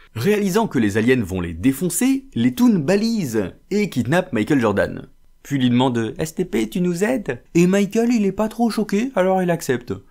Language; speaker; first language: French; native; French